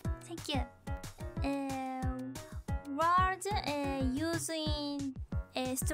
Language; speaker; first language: English; non-native, learner; Japanese